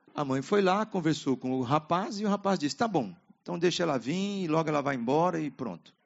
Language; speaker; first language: Portuguese; native; Portuguese